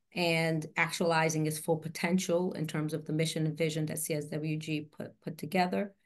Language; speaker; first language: English; native; English